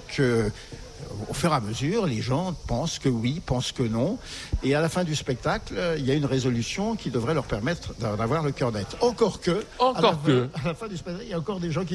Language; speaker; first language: French; native; French